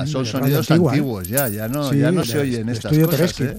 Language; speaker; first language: Spanish; native; Spanish